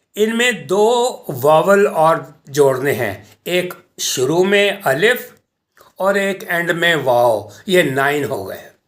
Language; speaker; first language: Urdu; native; Urdu